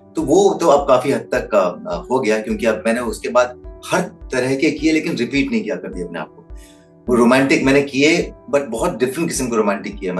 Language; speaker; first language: Hindi; native; Hindi